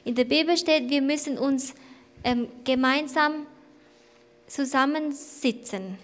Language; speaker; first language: German; non-native, fluent; Thai